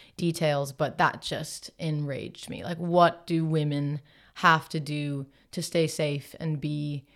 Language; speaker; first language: English; native; English